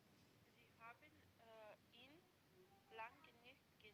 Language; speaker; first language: German; non-native, learner; Macedonian